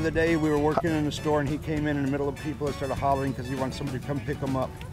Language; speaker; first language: English; native; English